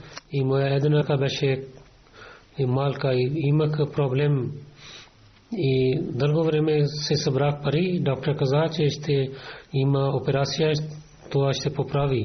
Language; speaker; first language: Bulgarian; non-native, fluent; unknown